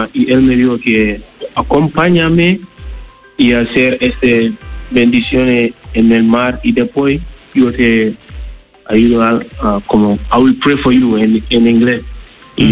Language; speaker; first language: Spanish; non-native, learner; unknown